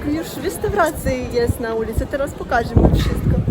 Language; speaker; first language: Polish; non-native, learner; Russian